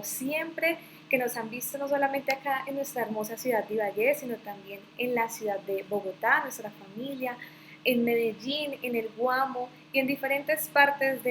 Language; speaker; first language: Spanish; native; Spanish